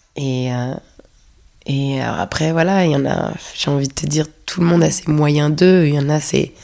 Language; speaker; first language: French; native; French